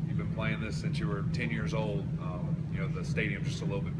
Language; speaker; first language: English; native; English